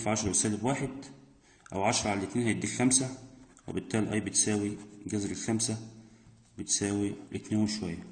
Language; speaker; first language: Arabic; native; Arabic